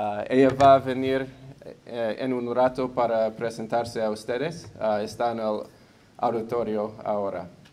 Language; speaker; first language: Spanish; non-native, fluent; English